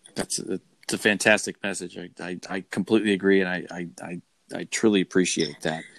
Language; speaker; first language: English; native; English